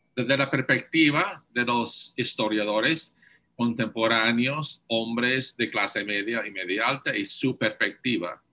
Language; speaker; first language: Spanish; non-native, fluent; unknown